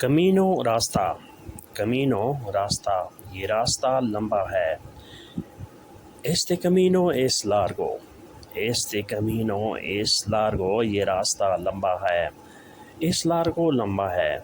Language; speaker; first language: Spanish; non-native, learner; Urdu